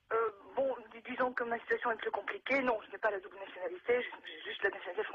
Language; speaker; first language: French; non-native, fluent; Russian